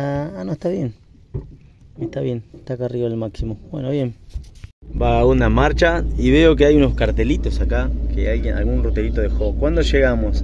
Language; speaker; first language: Spanish; native; Spanish